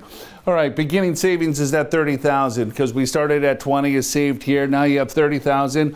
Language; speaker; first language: English; native; English